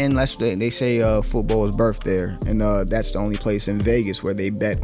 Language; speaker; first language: English; native; English